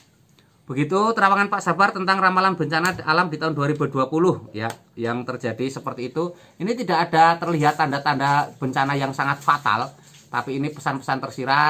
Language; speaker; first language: Indonesian; native; Indonesian